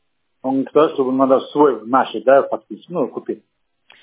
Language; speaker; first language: Russian; non-native, fluent; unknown